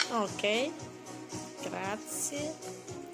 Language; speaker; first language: Italian; non-native, learner; Ukrainian